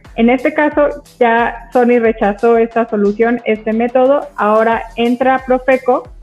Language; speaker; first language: Spanish; native; Spanish